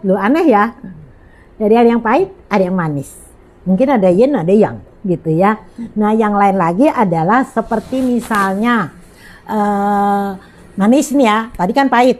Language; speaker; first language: Indonesian; native; Indonesian